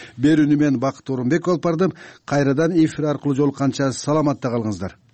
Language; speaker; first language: Kyrgyz; native; Kyrgyz